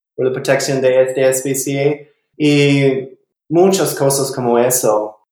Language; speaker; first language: Spanish; non-native, learner; English